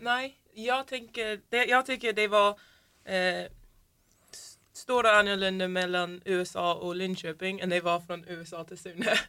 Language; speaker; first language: Swedish; non-native, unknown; English